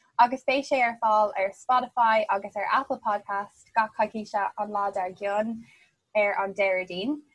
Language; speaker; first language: Irish; non-native, local second language; English